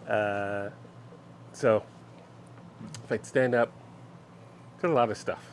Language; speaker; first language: English; native; English